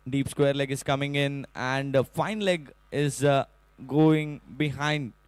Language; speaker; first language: English; non-native, local second language; Marathi